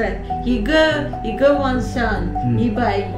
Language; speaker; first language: Chinese; non-native, learner; Armenian